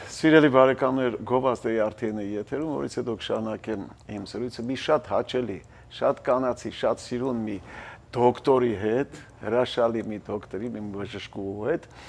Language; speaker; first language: Armenian; native; Armenian